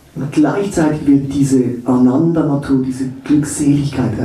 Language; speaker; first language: German; native; German